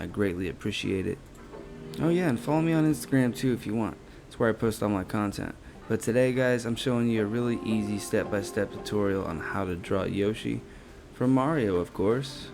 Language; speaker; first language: English; native; English